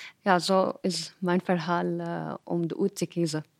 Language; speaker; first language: Dutch; non-native, fluent; Arabic